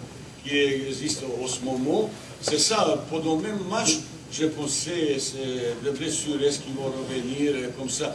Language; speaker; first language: French; non-native, learner; Bosnian